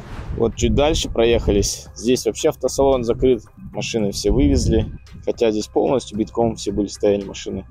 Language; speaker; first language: Russian; native; Russian